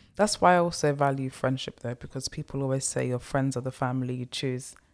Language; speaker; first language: English; native; English